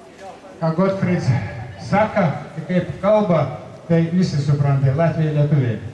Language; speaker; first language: Lithuanian; non-native, learner; Latvian